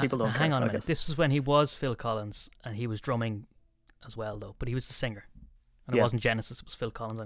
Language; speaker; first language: English; native; English